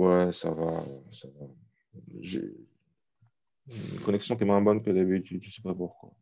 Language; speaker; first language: French; native; French